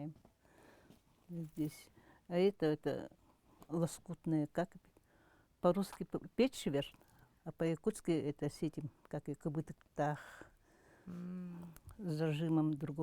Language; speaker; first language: Russian; non-native, local second language; Yakut